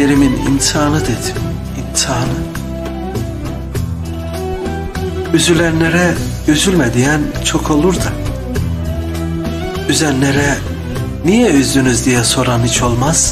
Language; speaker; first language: Turkish; native; Turkish